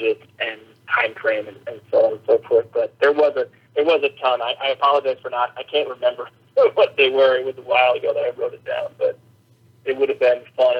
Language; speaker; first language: English; native; English